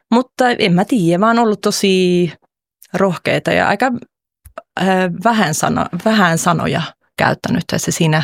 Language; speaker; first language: Finnish; early bilingual, heritage; Finnish